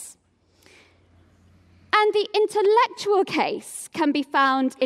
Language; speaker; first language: English; native; English